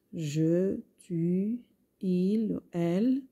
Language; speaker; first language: French; non-native, local second language; Arabic